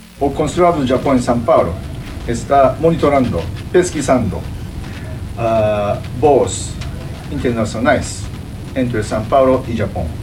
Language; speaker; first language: Portuguese; non-native, fluent; Japanese